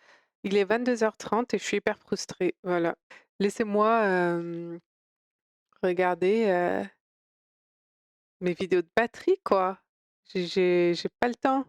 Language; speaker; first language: French; native; French